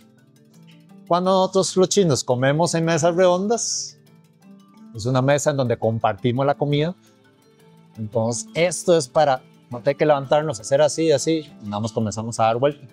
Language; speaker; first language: Spanish; early bilingual, other home language; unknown